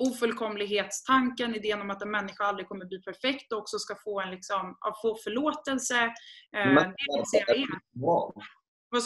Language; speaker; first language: Swedish; native; Swedish